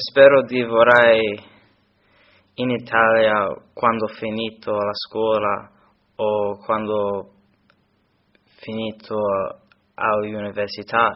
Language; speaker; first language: Italian; non-native, learner; English